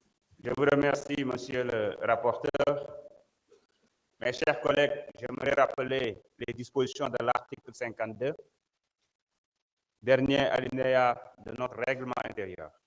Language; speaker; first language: French; non-native, local second language; Wolof